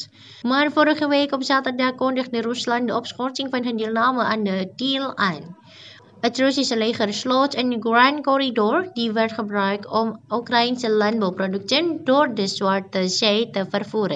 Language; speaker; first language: Dutch; non-native, fluent; Indonesian